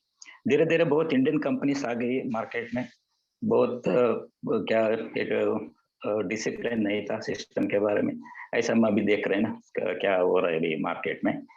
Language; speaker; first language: Hindi; non-native, local second language; Kannada